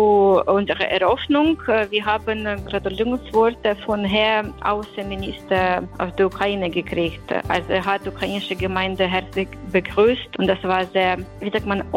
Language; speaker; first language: German; non-native, fluent; Ukrainian